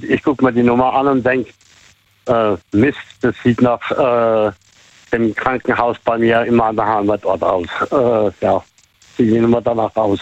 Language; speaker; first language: German; native; German